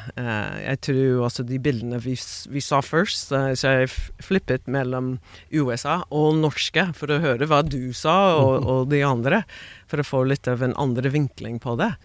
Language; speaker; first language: Norwegian; non-native, fluent; English